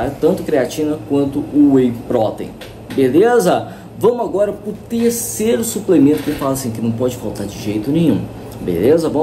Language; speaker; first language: Portuguese; native; Portuguese